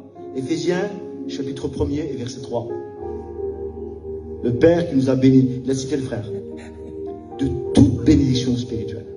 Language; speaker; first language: French; native; French